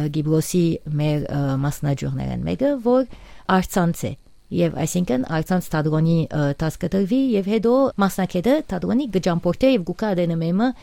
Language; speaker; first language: Armenian; early bilingual, heritage; Armenian